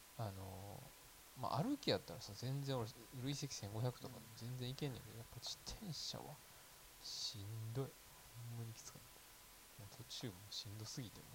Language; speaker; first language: Japanese; native; Japanese